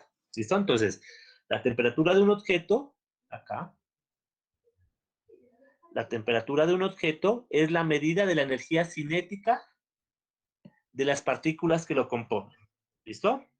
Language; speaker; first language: Spanish; native; Spanish